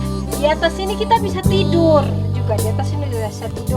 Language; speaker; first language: Indonesian; native; Indonesian